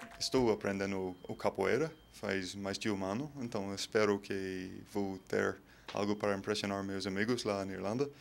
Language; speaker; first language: Portuguese; non-native, fluent; English